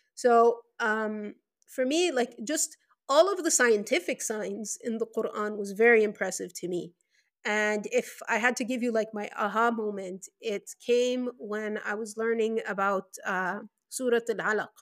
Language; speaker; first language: English; non-native, fluent; Spanish